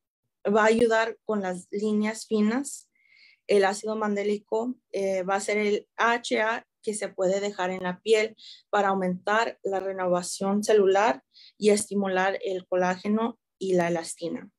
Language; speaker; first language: Spanish; early bilingual, heritage; Spanish